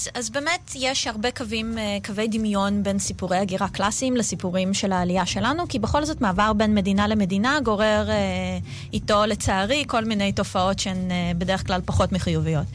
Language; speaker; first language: Hebrew; early bilingual, other home language; Russian